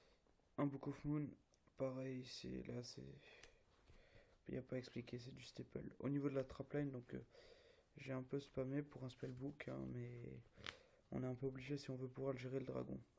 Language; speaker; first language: French; native; French